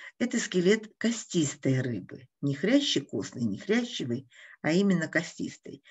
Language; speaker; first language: Russian; native; Russian